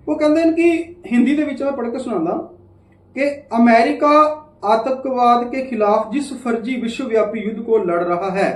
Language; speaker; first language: Hindi; non-native, local second language; Punjabi